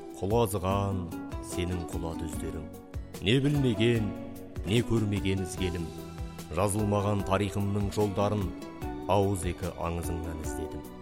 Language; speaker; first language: Kazakh; native; Kazakh